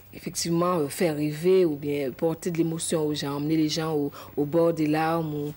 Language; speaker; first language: French; native; French